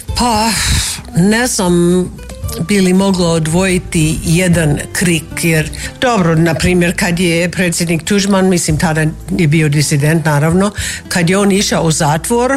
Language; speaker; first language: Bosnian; non-native, fluent; English